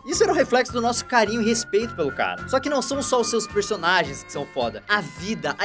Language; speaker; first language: Portuguese; native; Portuguese